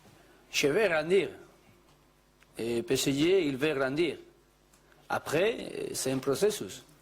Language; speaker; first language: French; non-native, learner; Spanish